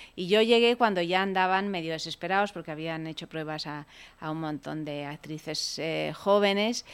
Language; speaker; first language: Spanish; early bilingual, other home language; Italian